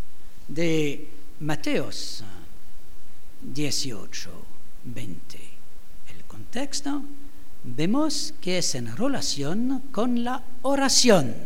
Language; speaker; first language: Spanish; non-native, fluent; French